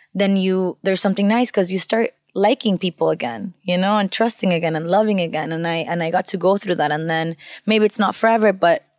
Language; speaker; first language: English; non-native, fluent; Spanish